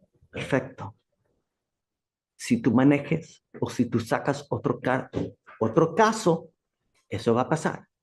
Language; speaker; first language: Spanish; non-native, learner; English